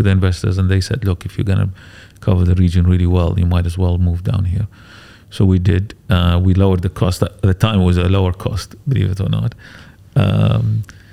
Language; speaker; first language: English; native; English